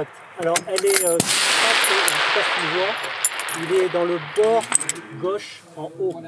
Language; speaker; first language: French; native; French